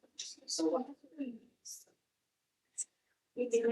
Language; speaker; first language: English; non-native, learner; Vietnamese